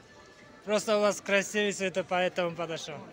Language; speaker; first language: Russian; non-native, local second language; Uzbek